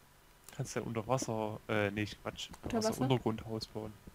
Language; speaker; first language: German; native; German